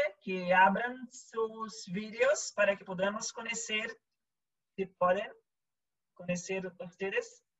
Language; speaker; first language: Portuguese; non-native, learner; Spanish